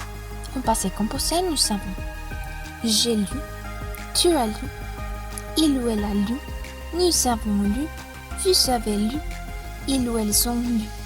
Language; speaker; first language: French; non-native, fluent; Spanish